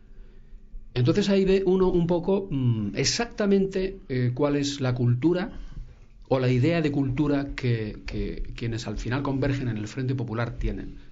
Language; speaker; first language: Spanish; native; Spanish